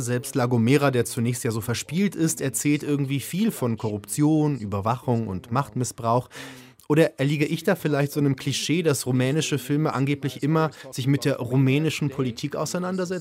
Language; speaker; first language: German; native; German